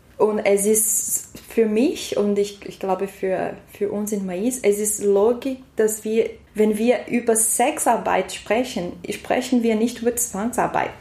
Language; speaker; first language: German; non-native, learner; Portuguese